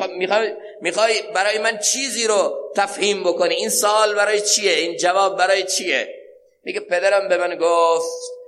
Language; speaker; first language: Persian; non-native, local second language; Central Kurdish